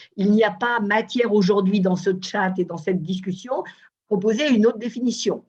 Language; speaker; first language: French; native; French